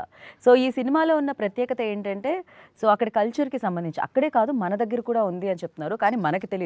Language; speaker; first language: Telugu; native; Telugu